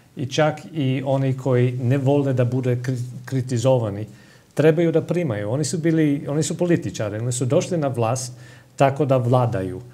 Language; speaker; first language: Serbian; non-native, fluent; English